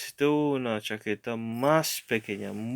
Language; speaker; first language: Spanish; non-native, learner; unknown